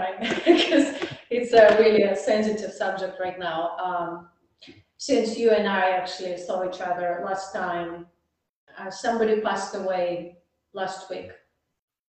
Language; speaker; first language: English; non-native, fluent; Russian